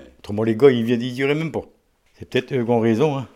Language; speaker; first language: French; native; French